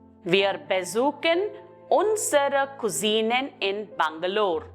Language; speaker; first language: German; non-native, fluent; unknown